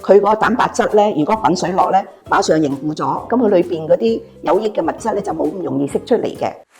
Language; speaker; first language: Cantonese; native; Cantonese